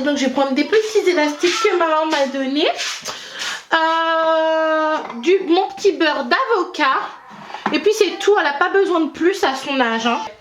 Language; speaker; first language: French; native; French